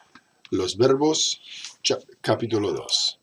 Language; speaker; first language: Spanish; non-native, fluent; English